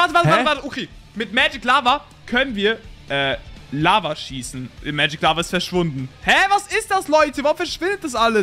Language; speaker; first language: German; native; German